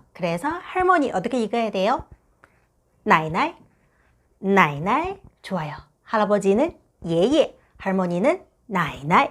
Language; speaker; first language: Korean; non-native, fluent; Chinese